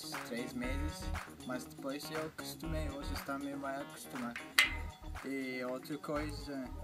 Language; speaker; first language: Portuguese; non-native, learner; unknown